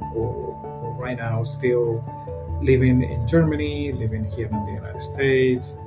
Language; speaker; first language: English; non-native, fluent; Spanish